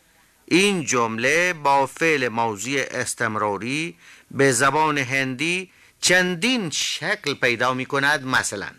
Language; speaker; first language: Persian; non-native, fluent; Hindi